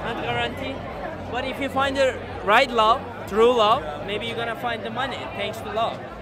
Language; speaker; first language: English; non-native, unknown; Turkish